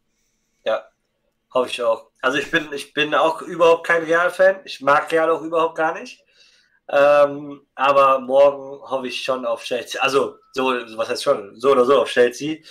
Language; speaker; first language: German; native; German